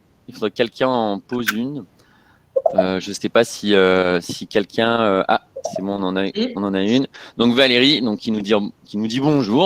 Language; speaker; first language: French; native; French